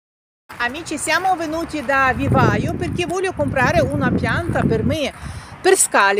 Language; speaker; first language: Italian; non-native, learner; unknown